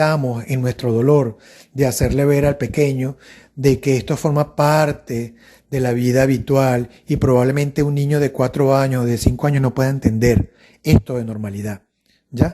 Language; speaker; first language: Spanish; native; Spanish